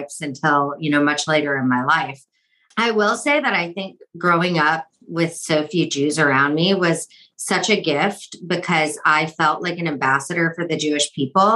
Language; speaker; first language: English; native; English